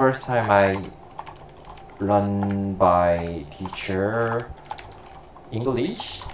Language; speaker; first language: English; non-native, learner; Korean